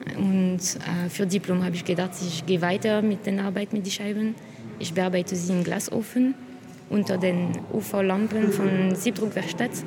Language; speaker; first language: German; non-native, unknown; French